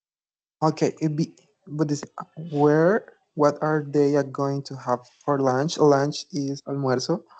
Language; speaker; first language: English; non-native, learner; Spanish